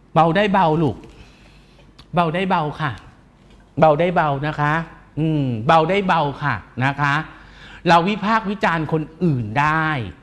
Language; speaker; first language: Thai; native; Thai